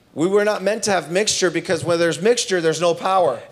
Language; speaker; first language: English; native; English